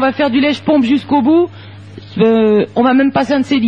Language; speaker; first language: French; native; French